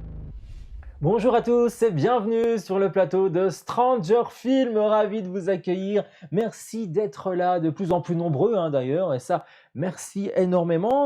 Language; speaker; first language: French; native; French